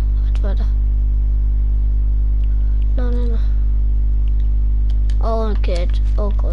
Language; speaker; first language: German; non-native, learner; English